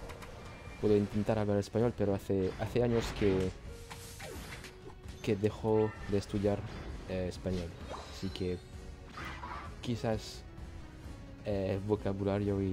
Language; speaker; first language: Spanish; non-native, learner; French